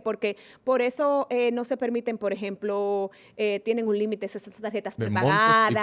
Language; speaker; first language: Spanish; native; Spanish